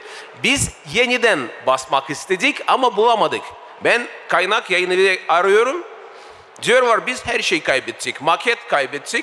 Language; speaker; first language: Turkish; non-native, fluent; Russian